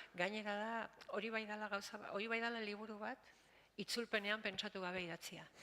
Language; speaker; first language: Basque; native; Basque